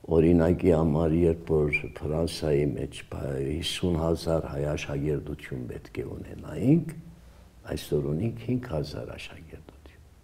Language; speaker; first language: Armenian; early bilingual, heritage; Armenian